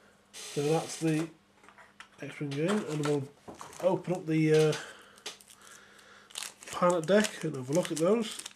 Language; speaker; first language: English; native; English